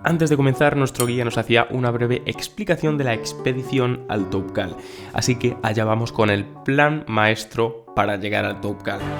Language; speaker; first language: Spanish; native; Spanish